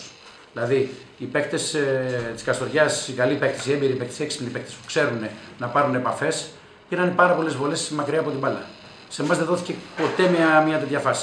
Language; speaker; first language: Greek; native; Greek